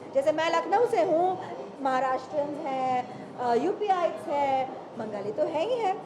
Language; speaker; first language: Hindi; native; Hindi